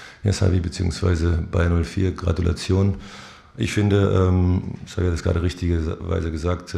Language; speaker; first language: German; native; German